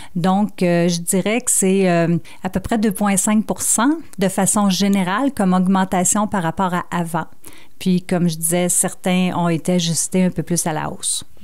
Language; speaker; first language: French; native; French